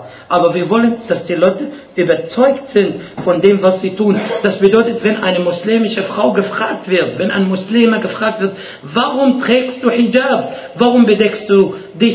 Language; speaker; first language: German; non-native, fluent; Arabic